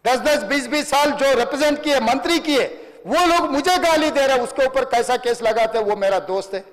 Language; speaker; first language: Hindi; non-native, local second language; Telugu